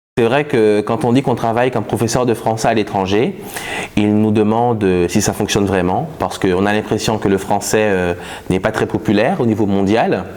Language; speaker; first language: French; native; French